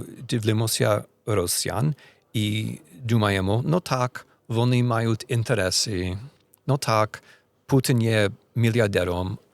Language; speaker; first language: Ukrainian; non-native, learner; Polish